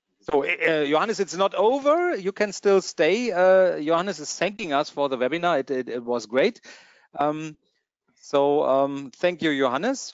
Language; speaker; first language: English; non-native, fluent; German